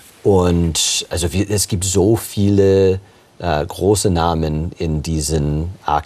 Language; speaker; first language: German; non-native, fluent; English